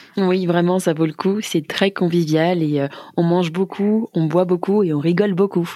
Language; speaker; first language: French; native; French